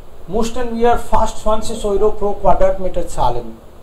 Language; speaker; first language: Hindi; native; Hindi